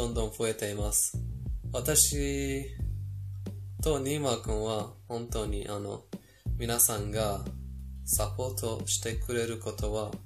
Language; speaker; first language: Japanese; non-native, fluent; Persian